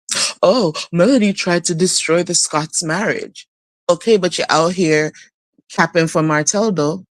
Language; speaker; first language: English; native; English